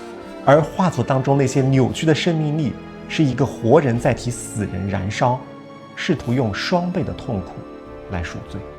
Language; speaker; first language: Chinese; native; Chinese